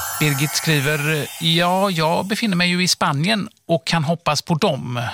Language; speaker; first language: Swedish; native; Swedish